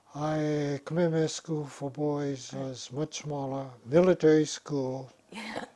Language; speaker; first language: English; native; English